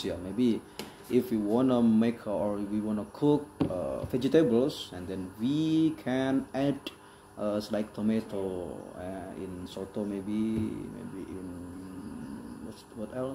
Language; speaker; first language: English; non-native, learner; Indonesian